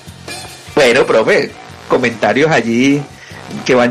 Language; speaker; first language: Spanish; native; Spanish